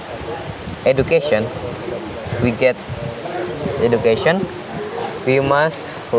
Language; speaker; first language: English; non-native, learner; Indonesian